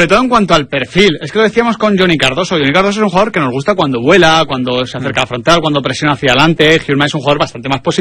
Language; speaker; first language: Spanish; native; Spanish